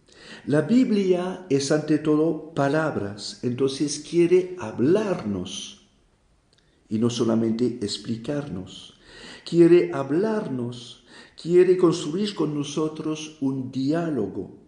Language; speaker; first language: Spanish; non-native, fluent; French